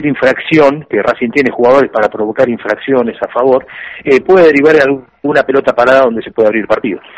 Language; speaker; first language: Spanish; native; Spanish